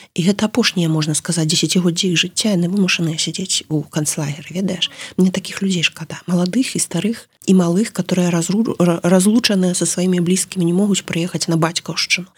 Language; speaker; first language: Belarusian; native; Belarusian